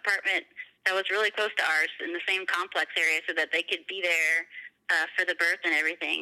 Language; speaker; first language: English; native; English